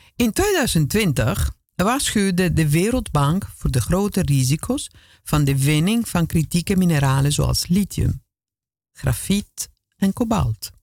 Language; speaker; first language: Dutch; non-native, fluent; Italian